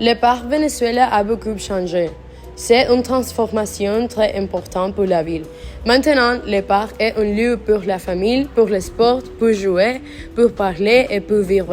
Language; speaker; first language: French; non-native, learner; Spanish